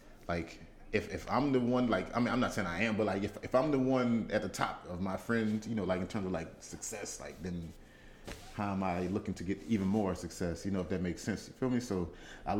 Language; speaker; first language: English; native; English